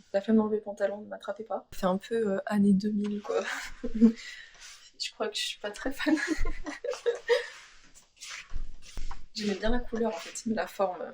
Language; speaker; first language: French; native; French